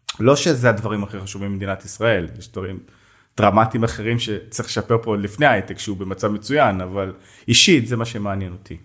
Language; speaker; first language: Hebrew; native; Hebrew